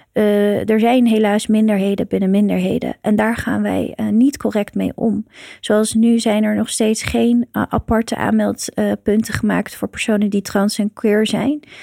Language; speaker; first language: Dutch; early bilingual, other home language; Persian